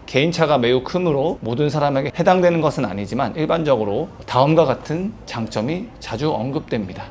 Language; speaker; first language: Korean; native; Korean